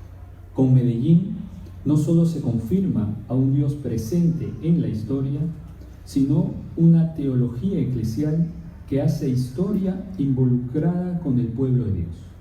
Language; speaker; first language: Spanish; native; Spanish